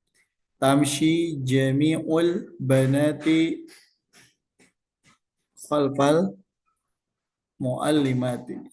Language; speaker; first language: Arabic; non-native, fluent; Indonesian